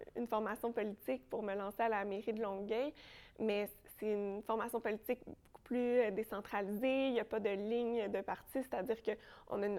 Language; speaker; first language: French; native; French